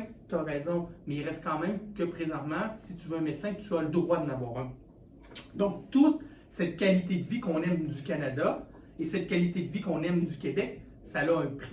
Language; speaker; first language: French; native; French